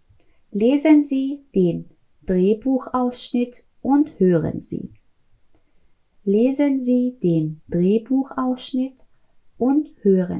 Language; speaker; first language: German; non-native, fluent; Persian